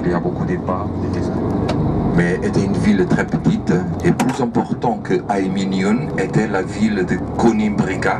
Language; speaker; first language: French; non-native, fluent; Portuguese